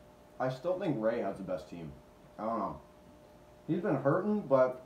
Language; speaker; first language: English; native; English